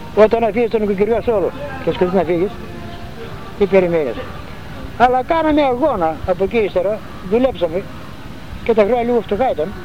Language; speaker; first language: Greek; native; Greek